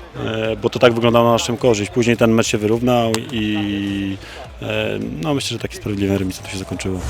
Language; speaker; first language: Polish; native; Polish